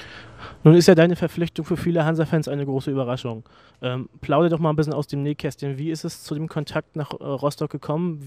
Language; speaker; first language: German; native; German